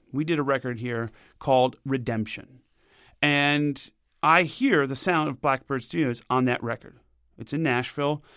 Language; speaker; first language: English; native; English